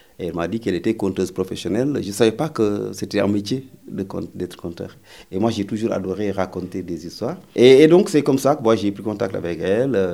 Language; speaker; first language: French; non-native, local second language; Wolof